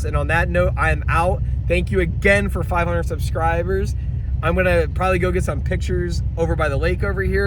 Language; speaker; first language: English; native; English